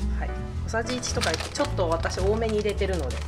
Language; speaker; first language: Japanese; native; Japanese